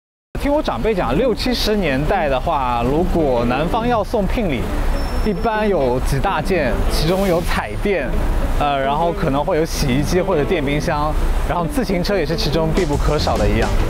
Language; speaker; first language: Chinese; native; Chinese